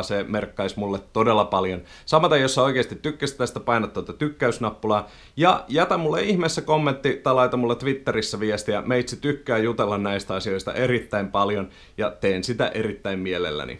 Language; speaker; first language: Finnish; native; Finnish